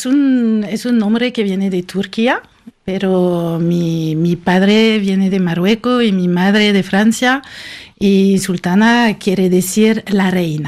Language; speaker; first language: Spanish; non-native, fluent; French